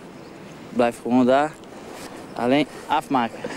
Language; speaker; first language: Dutch; non-native, learner; Portuguese